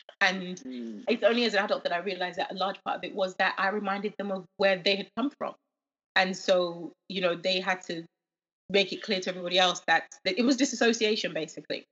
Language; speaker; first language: English; early bilingual, other home language; Yoruba